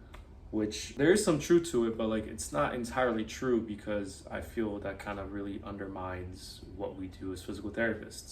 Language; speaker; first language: English; native; English